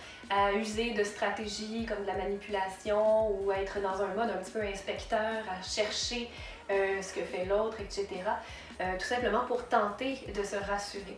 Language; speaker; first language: French; native; French